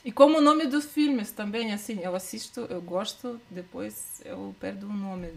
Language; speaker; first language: Portuguese; non-native, learner; Russian